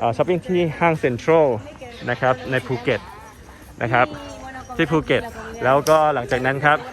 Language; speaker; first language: Thai; native; Thai